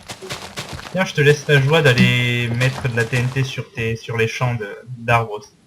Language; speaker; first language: French; native; French